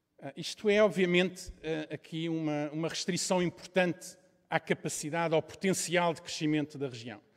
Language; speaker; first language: Portuguese; native; Portuguese